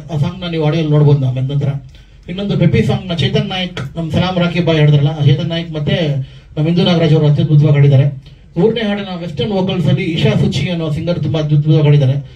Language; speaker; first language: Kannada; native; Kannada